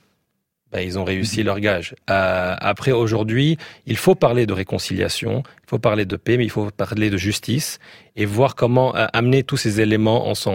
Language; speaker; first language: French; native; French